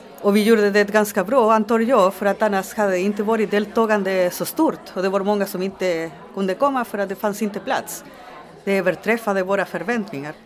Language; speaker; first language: Swedish; non-native, fluent; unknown